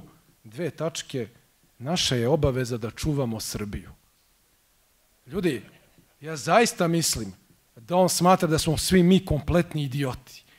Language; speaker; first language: Croatian; native; Croatian